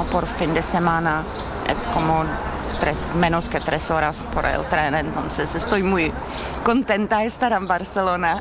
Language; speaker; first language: Spanish; non-native, fluent; Czech